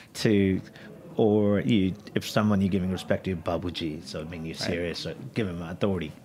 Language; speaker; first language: English; non-native, local second language; Punjabi